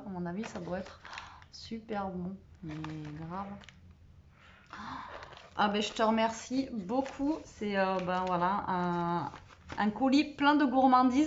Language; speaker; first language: French; native; French